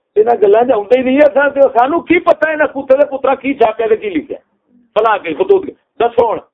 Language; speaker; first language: Urdu; non-native, local second language; Punjabi